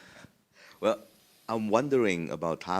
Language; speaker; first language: English; non-native, fluent; Thai